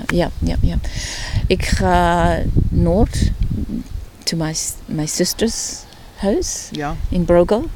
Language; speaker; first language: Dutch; early bilingual, heritage; Dutch